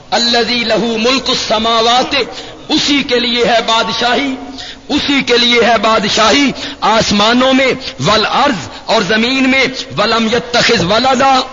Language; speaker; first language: Urdu; non-native, local second language; Punjabi